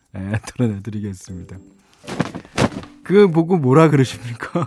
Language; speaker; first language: Korean; native; Korean